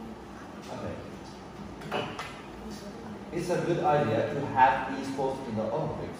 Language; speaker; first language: English; non-native, fluent; Vietnamese